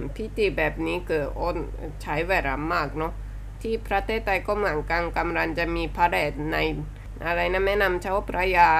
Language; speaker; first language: Thai; non-native, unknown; Japanese